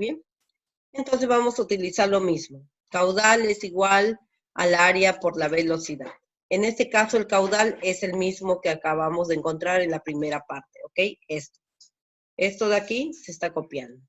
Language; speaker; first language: Spanish; native; Spanish